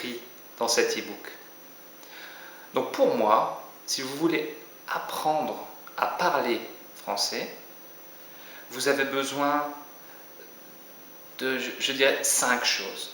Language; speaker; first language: French; native; French